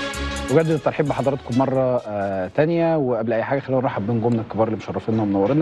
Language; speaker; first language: Arabic; native; Arabic